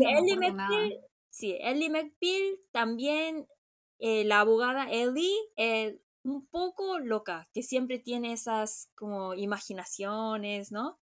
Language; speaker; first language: Spanish; non-native, fluent; Korean